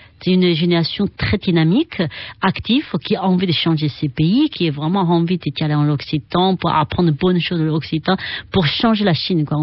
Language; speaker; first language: French; non-native, fluent; Chinese